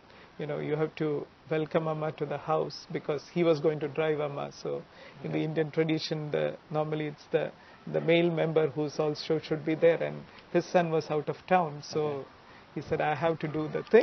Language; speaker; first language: English; non-native, local second language; Malayalam